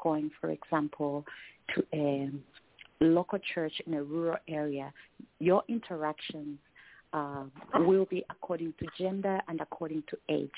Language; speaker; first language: English; non-native, local second language; Tumbuka